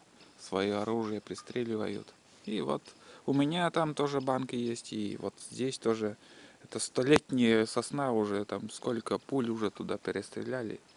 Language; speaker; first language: Russian; native; Russian